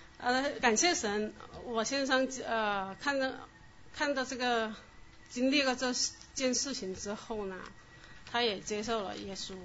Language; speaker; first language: Chinese; non-native, local second language; Cantonese